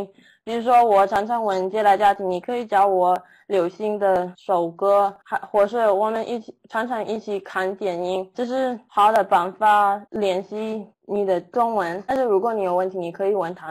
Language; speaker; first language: Chinese; non-native, learner; English